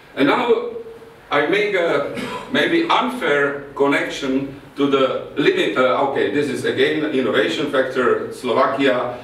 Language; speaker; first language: English; non-native, fluent; Slovak